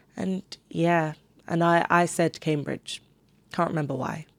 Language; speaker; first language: English; native; English